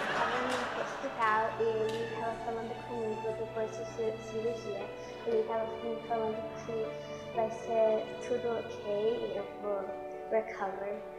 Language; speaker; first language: Portuguese; early bilingual, other home language; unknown